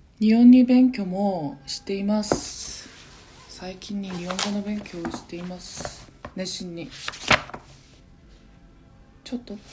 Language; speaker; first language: Japanese; non-native, learner; Korean